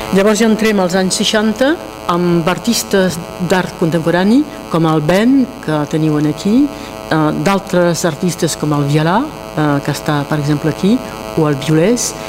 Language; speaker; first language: Catalan; non-native, local second language; French